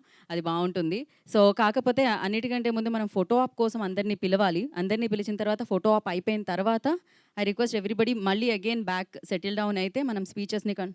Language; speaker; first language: Telugu; native; Telugu